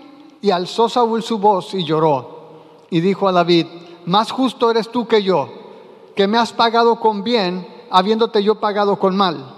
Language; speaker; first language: Spanish; native; Spanish